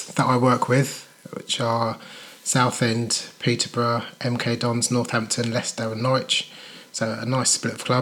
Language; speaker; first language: English; native; English